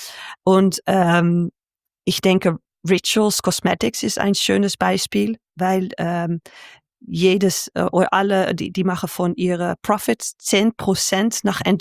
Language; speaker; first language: German; non-native, fluent; Dutch